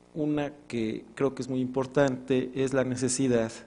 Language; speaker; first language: Spanish; native; Spanish